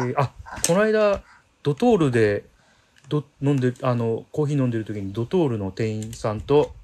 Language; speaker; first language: Japanese; native; Japanese